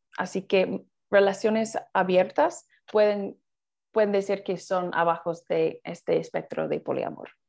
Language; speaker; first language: Spanish; non-native, fluent; English